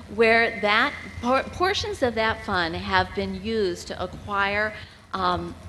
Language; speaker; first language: English; native; English